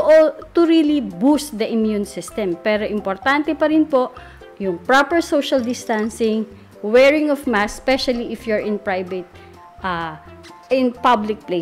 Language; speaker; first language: English; non-native, local second language; Filipino